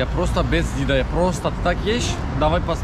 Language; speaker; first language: Russian; non-native, learner; Turkish